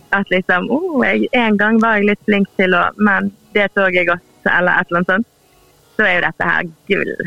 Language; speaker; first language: Norwegian; native; Norwegian